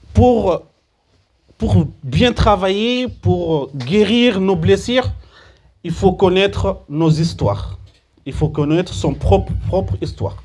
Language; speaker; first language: French; early bilingual, other home language; Soninke